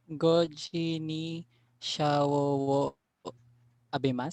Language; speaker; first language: Japanese; non-native, learner; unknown